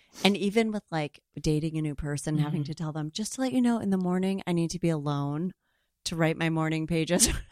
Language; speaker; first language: English; native; English